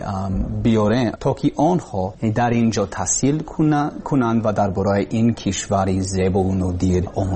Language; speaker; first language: Persian; non-native, learner; English